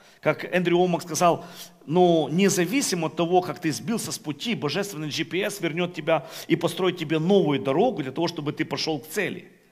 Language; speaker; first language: Russian; non-native, local second language; Ukrainian